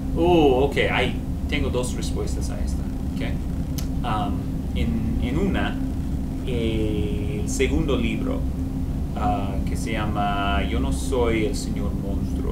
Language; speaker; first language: Spanish; non-native, fluent; English